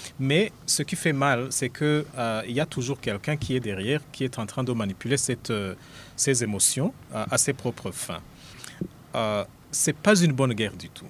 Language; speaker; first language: French; non-native, local second language; Rundi